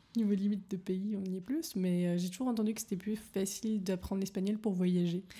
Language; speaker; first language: French; native; French